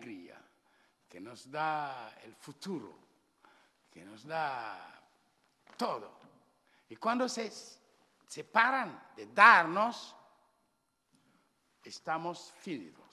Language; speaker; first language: Spanish; non-native, learner; Wolof